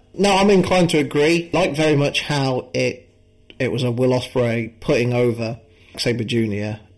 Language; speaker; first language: English; native; English